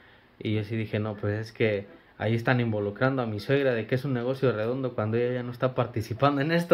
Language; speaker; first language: Spanish; native; Spanish